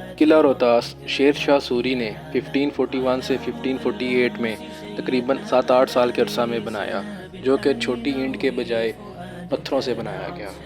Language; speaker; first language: Urdu; non-native, local second language; Punjabi